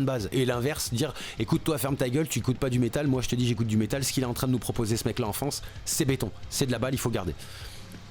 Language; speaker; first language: French; native; French